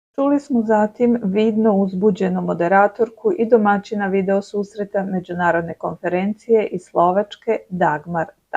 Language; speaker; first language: Serbian; native; Serbian